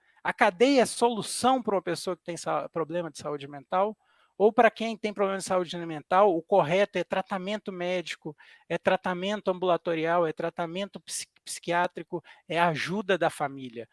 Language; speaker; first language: Portuguese; native; Portuguese